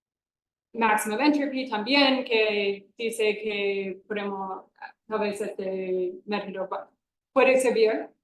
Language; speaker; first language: Spanish; non-native, fluent; English